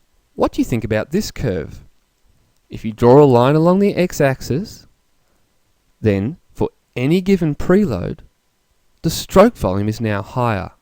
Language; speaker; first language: English; native; English